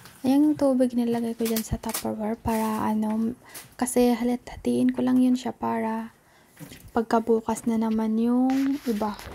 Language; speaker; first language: Filipino; non-native, local second language; Cebuano